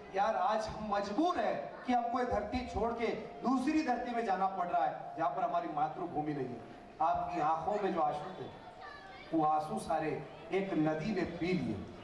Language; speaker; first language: Hindi; non-native, local second language; Malayalam